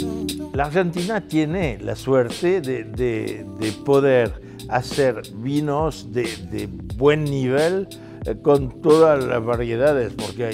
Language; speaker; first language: Spanish; non-native, fluent; French